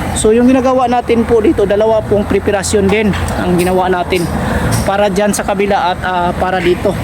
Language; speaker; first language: Filipino; non-native, local second language; Cebuano